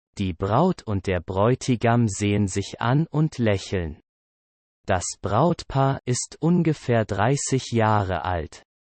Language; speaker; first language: German; non-native, learner; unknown